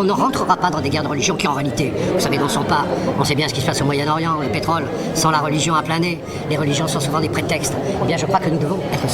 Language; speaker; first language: French; native; French